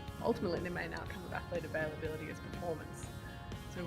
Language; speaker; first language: English; native; English